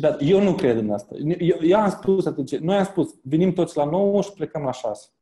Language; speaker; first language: Romanian; native; Romanian